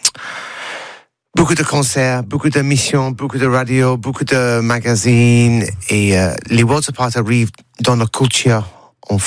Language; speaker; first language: French; non-native, learner; English